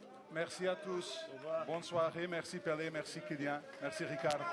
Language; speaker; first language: French; non-native, learner; Portuguese